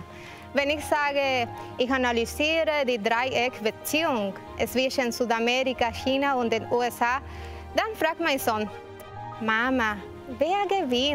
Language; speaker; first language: German; non-native, fluent; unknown